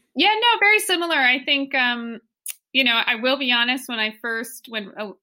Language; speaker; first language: English; native; English